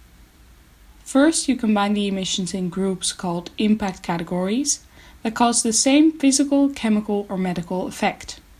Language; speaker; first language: English; non-native, fluent; Dutch